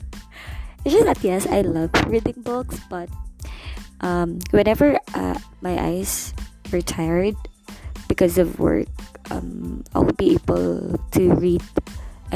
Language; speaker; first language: English; non-native, local second language; Filipino